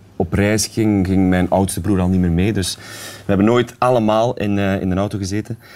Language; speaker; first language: Dutch; native; Dutch